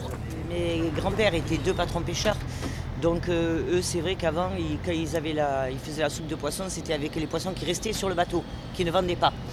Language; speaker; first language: French; native; French